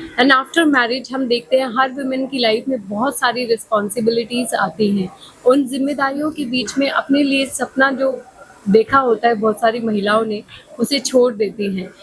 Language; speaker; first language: Hindi; native; Hindi